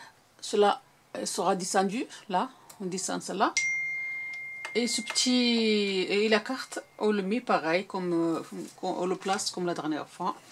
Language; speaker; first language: French; non-native, local second language; Arabic